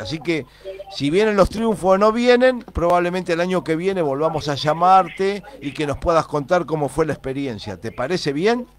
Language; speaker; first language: Spanish; native; Spanish